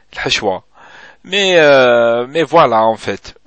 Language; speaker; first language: French; non-native, local second language; Arabic